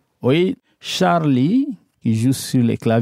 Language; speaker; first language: French; non-native, local second language; Bambara